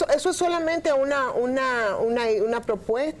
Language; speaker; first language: Spanish; native; Spanish